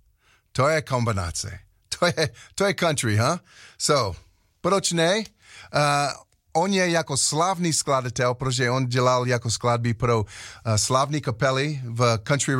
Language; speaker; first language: Czech; non-native, learner; English